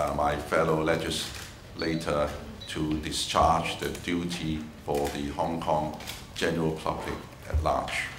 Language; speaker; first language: English; non-native, local second language; Cantonese